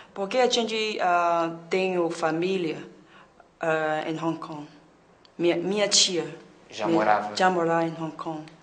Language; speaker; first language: Portuguese; non-native, learner; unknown